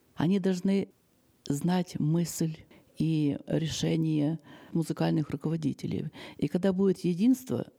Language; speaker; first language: Russian; non-native, local second language; Ukrainian